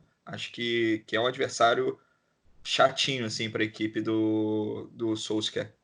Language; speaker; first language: Portuguese; native; Portuguese